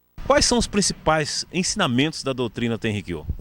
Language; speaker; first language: Portuguese; native; Portuguese